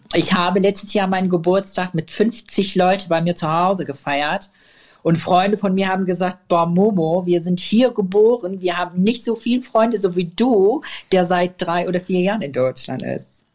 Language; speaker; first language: German; non-native, fluent; Arabic